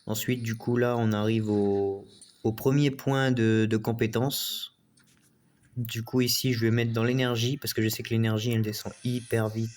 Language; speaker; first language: French; native; French